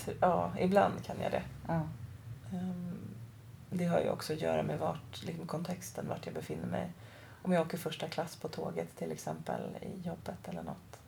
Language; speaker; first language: Swedish; early bilingual, other home language; Persian